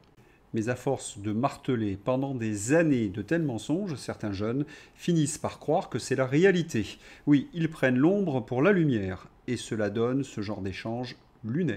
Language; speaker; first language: French; native; French